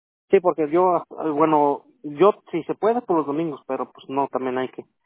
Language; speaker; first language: Spanish; native; Spanish